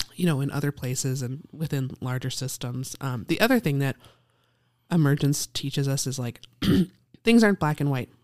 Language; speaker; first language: English; native; English